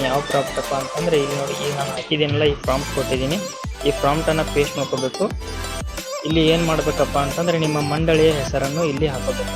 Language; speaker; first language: Kannada; native; Kannada